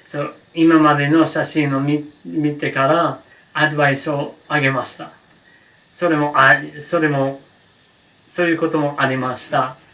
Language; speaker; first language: Japanese; non-native, learner; English